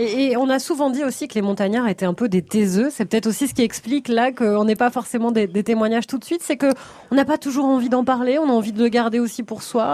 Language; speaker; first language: French; native; French